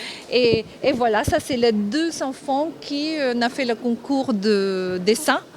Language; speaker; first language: French; non-native, fluent; Japanese